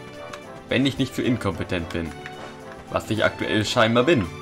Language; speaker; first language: German; native; German